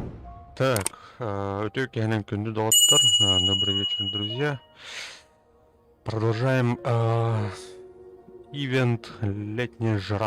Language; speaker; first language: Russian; non-native, local second language; Yakut